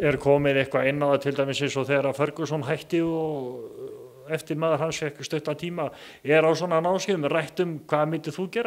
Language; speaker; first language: Icelandic; native; Icelandic